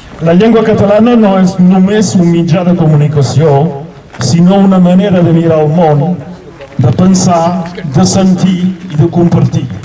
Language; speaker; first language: Catalan; non-native, local second language; French